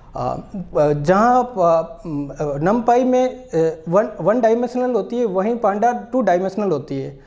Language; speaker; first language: Hindi; native; Hindi